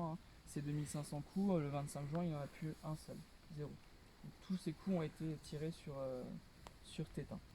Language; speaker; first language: French; native; French